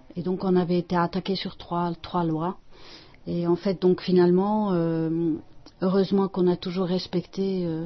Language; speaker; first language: French; non-native, fluent; Dutch